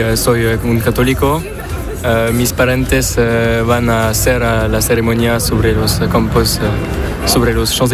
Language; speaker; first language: Spanish; non-native, learner; French